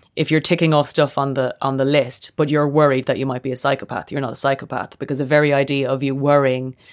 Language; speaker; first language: English; native; English